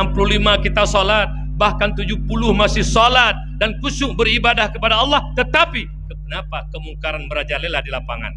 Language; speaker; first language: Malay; non-native, local second language; Achinese